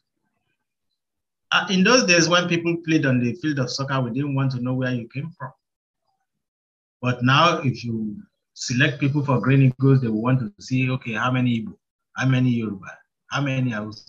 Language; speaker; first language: English; non-native, local second language; Yoruba